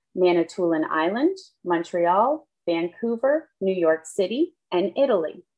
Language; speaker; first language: English; native; English